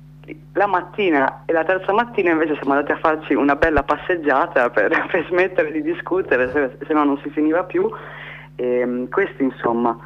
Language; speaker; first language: Italian; native; Italian